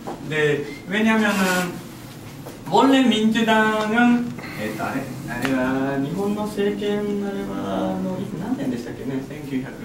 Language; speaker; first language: Korean; non-native, learner; Japanese